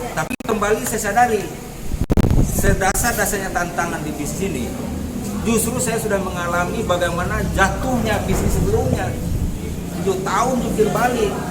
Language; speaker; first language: Indonesian; non-native, local second language; Minangkabau